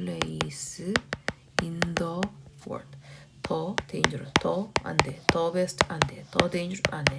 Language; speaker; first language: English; non-native, fluent; Korean